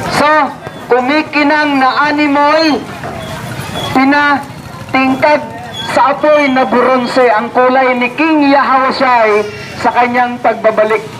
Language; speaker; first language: Filipino; non-native, local second language; Cebuano